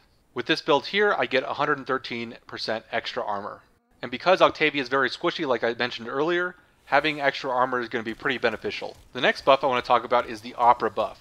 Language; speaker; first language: English; native; English